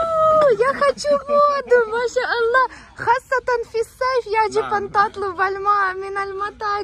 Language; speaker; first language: Arabic; non-native, fluent; Ukrainian